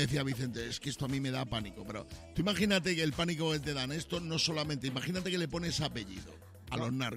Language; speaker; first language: Spanish; native; Spanish